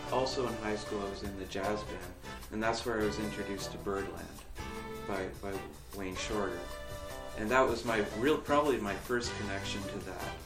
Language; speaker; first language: English; native; English